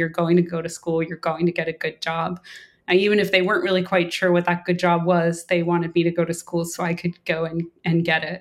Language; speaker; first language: English; native; English